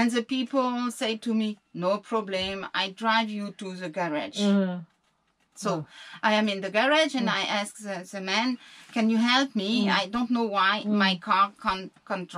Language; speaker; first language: English; non-native, learner; French